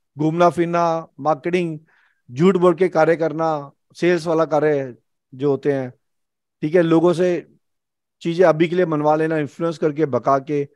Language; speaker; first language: Hindi; native; Hindi